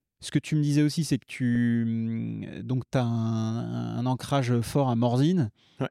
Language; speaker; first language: French; native; French